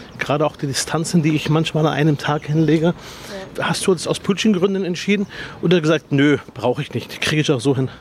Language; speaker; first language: German; early bilingual, other home language; Arabic